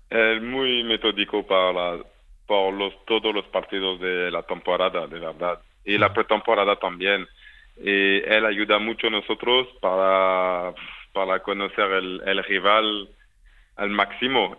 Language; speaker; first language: Spanish; non-native, fluent; French